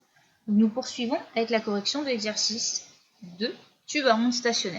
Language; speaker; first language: French; native; French